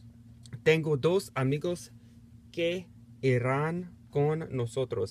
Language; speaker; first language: Spanish; non-native, learner; English